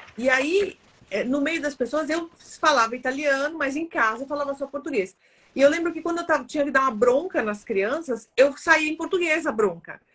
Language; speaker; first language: Portuguese; native; Portuguese